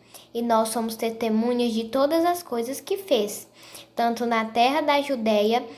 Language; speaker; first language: Portuguese; native; Portuguese